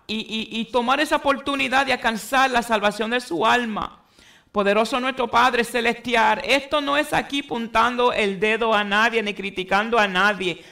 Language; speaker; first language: Spanish; early bilingual, heritage; Spanish